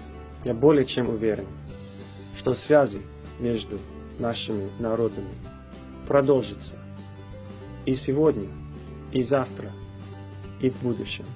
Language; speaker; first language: Russian; non-native, fluent; English